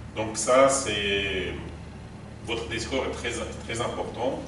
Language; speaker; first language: French; non-native, fluent; Arabic